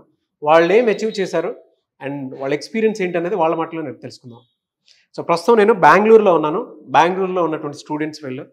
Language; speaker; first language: Telugu; native; Telugu